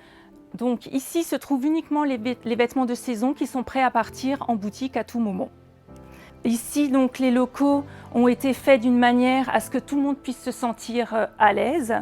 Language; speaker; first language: French; native; French